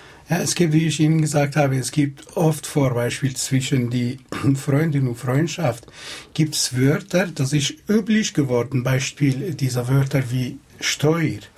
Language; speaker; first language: German; non-native, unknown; Kurdish